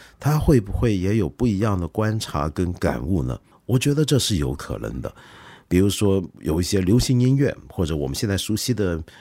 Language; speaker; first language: Chinese; non-native, local second language; Cantonese